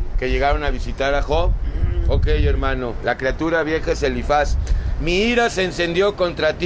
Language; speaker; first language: Spanish; native; Spanish